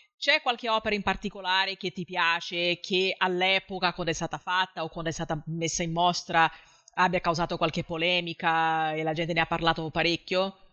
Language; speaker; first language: Italian; non-native, fluent; Portuguese